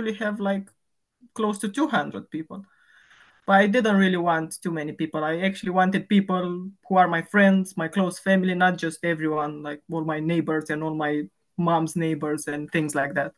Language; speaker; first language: English; non-native, fluent; Romanian